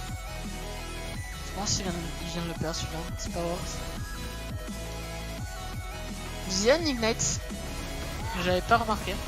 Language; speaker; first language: French; native; French